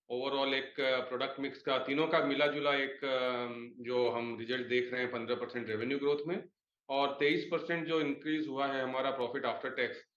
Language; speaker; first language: Hindi; native; Hindi